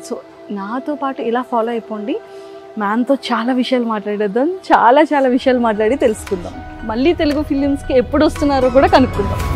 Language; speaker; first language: Telugu; native; Telugu